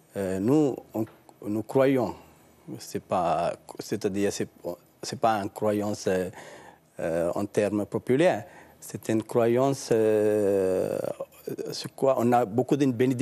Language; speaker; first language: French; non-native, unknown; Sinhala